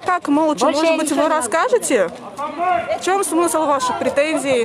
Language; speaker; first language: Russian; native; Russian